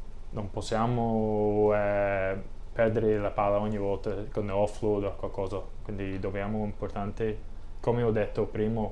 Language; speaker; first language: Italian; non-native, learner; English